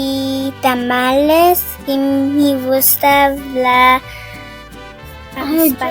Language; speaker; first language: Spanish; early bilingual, other home language; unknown